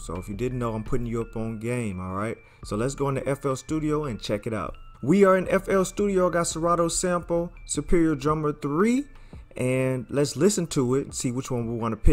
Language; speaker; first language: English; native; English